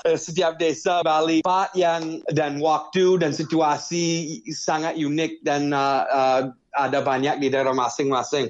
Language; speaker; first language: Indonesian; non-native, fluent; English